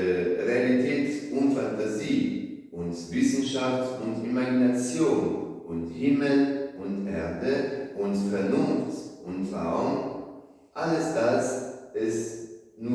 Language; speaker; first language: German; non-native, fluent; Italian